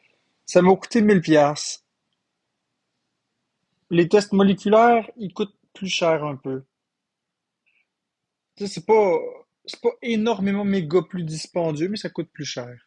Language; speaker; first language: French; native; French